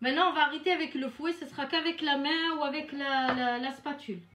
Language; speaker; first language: French; non-native, local second language; Arabic